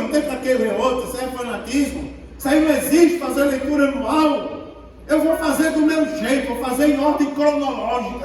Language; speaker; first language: Portuguese; native; Portuguese